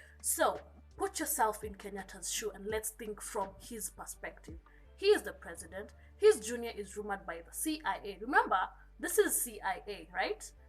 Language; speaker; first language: English; non-native, local second language; Kikuyu